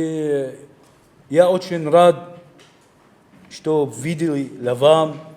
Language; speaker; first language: Russian; non-native, learner; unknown